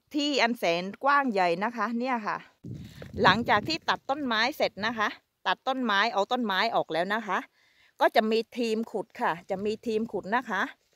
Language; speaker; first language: Thai; native; Thai